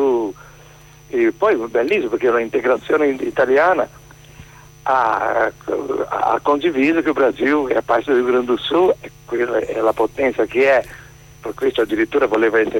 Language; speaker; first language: Italian; non-native, fluent; Portuguese